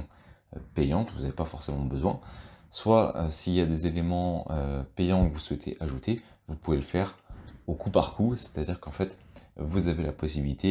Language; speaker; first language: French; native; French